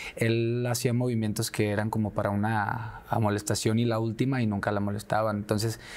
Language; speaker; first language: Spanish; native; Spanish